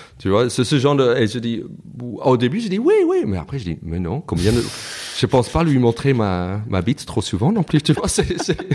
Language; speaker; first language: French; non-native, fluent; English